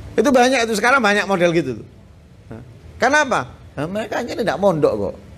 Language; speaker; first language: Indonesian; native; Indonesian